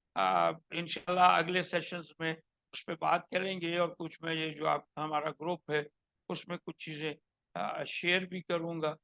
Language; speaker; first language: Urdu; non-native, local second language; Punjabi